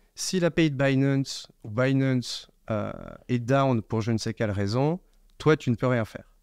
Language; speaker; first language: French; native; French